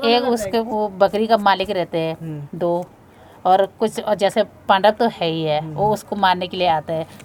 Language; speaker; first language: Hindi; non-native, local second language; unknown